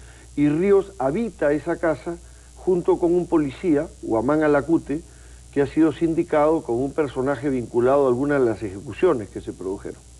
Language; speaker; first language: Spanish; native; Spanish